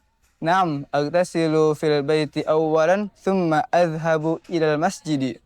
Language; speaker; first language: Arabic; non-native, learner; Indonesian